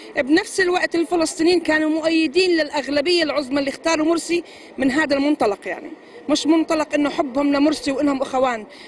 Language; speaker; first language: Arabic; native; Arabic